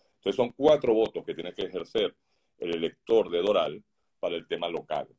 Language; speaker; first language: Spanish; native; Spanish